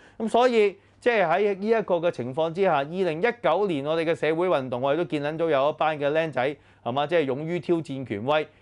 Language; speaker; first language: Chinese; non-native, local second language; Cantonese